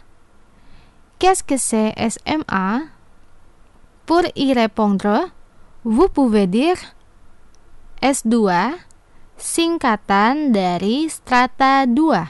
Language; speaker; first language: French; non-native, fluent; Indonesian